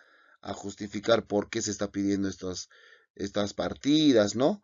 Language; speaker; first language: Spanish; native; Spanish